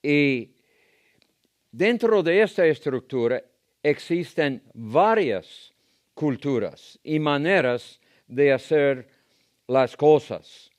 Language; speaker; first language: Spanish; non-native, fluent; English